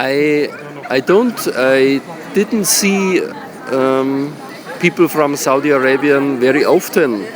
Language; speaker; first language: English; non-native, learner; German